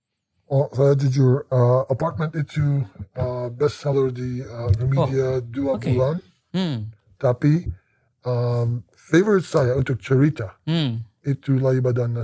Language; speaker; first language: Indonesian; non-native, learner; English